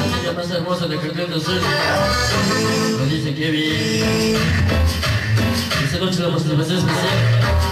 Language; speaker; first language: Spanish; native; Spanish